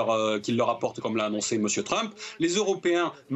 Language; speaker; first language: French; native; French